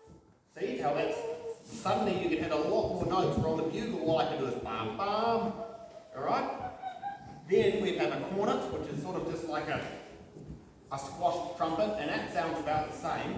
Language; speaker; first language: English; native; English